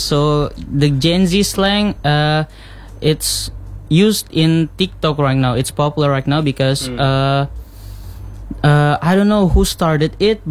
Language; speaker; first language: English; non-native, learner; Indonesian